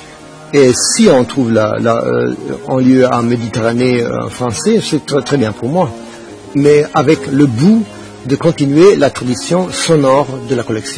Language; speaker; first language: French; non-native, fluent; Spanish